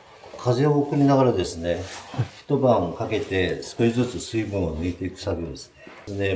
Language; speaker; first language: Japanese; native; Japanese